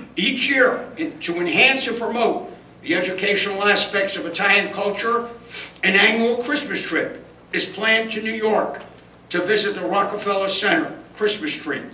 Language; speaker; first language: English; early bilingual, other home language; Italian